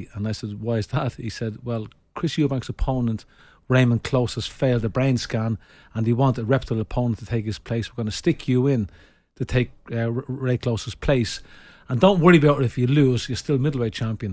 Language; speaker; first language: English; native; English